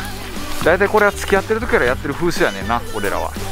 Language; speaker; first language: Japanese; native; Japanese